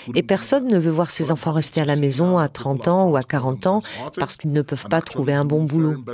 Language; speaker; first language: French; non-native, fluent; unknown